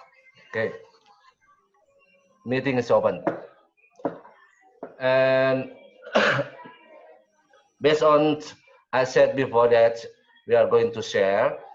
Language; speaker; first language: English; non-native, learner; Indonesian